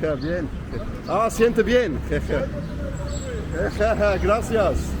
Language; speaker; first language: Spanish; non-native, learner; English